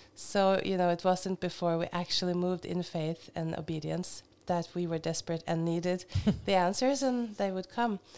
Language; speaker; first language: English; non-native, fluent; Norwegian